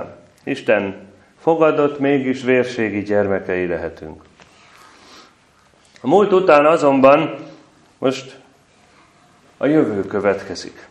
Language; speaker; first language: Hungarian; native; Hungarian